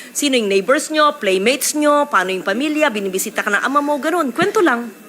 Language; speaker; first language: Filipino; native; Filipino